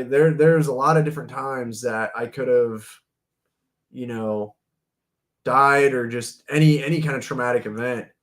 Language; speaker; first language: English; native; English